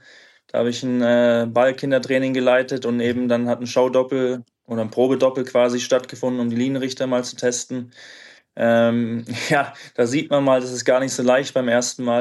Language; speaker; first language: German; native; German